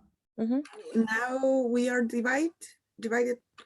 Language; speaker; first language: English; non-native, learner; Spanish